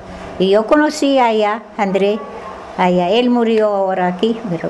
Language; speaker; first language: Spanish; non-native, learner; Russian